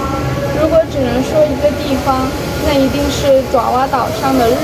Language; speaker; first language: Chinese; native; Chinese